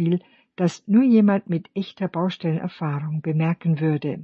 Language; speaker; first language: German; native; German